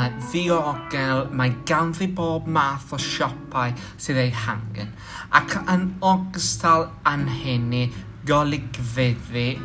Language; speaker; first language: Welsh; non-native, fluent; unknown